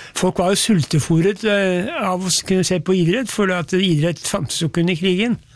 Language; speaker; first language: Norwegian; native; Norwegian